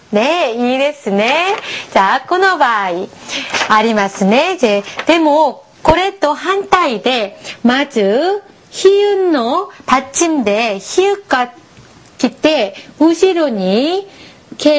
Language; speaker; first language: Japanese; non-native, fluent; Korean